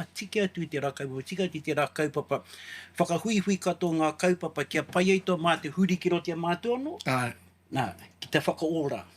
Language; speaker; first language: Māori; native; Māori